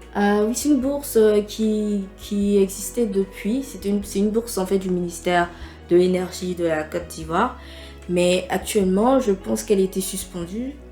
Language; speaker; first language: French; native; French